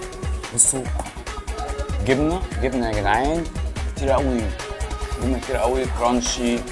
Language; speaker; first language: Arabic; native; Arabic